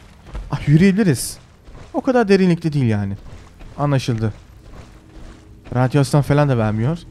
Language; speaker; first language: Turkish; early bilingual, heritage; Turkish